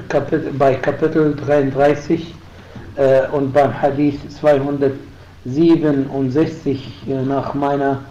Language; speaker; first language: German; non-native, fluent; Arabic